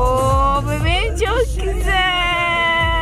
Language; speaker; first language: Turkish; non-native, learner; Indonesian